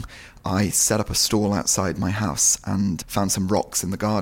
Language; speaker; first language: English; native; English